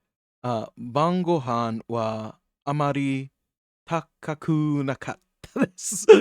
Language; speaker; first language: Japanese; non-native, learner; English